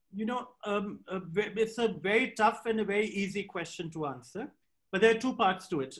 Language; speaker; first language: English; non-native, local second language; Hindi